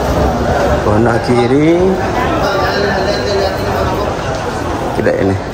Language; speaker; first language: Malay; native; Malay